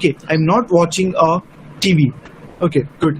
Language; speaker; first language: English; non-native, local second language; Urdu